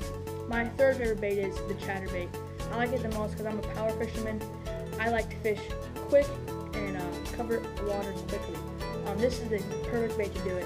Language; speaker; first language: English; native; English